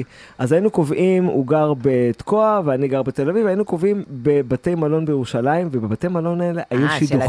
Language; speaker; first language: Hebrew; native; Hebrew